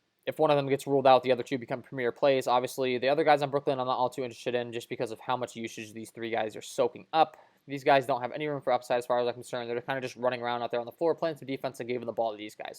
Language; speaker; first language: English; native; English